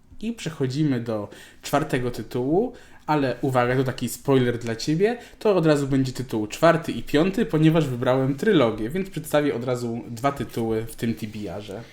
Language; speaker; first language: Polish; native; Polish